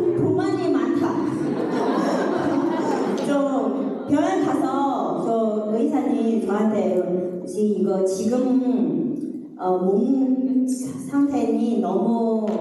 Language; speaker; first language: Korean; non-native, learner; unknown